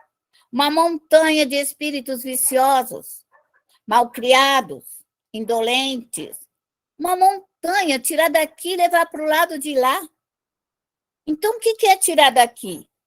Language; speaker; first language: Portuguese; native; Portuguese